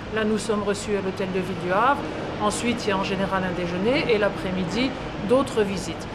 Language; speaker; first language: French; native; French